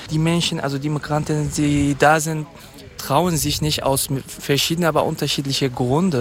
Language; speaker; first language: German; non-native, fluent; Kurdish